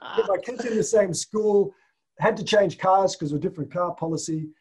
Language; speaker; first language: English; native; English